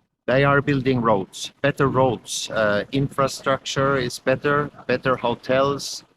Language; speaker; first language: English; non-native, fluent; Norwegian